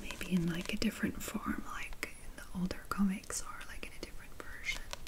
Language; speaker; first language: English; native; English